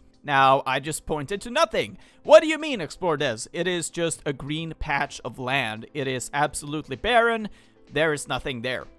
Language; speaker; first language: English; non-native, fluent; Swedish